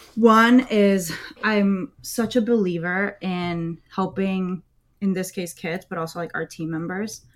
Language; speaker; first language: English; early bilingual, other home language; Spanish